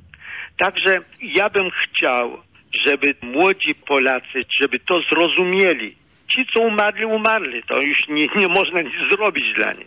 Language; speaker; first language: Polish; early bilingual, heritage; Polish